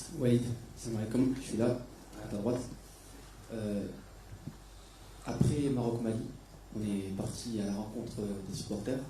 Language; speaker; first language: French; native; French